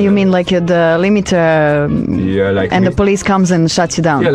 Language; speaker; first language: English; non-native, fluent; Serbian